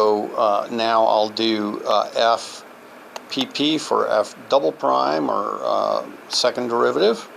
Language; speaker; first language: English; native; English